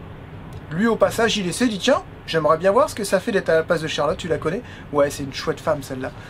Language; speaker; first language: French; native; French